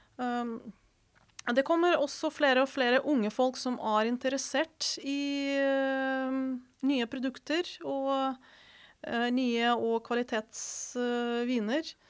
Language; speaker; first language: Norwegian; non-native, fluent; Ukrainian